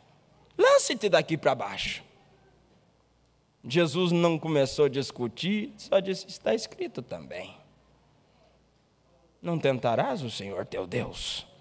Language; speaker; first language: Portuguese; native; Portuguese